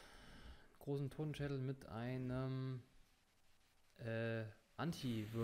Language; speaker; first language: German; native; German